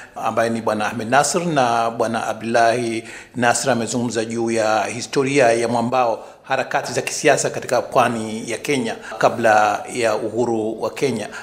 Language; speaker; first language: Swahili; native; Swahili